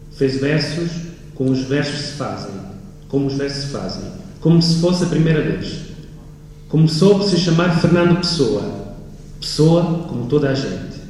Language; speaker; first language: Portuguese; non-native, fluent; Italian